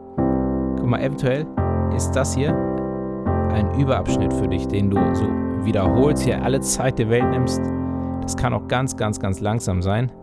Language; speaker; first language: German; native; German